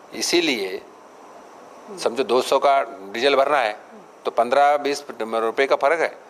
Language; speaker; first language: Hindi; non-native, local second language; Marathi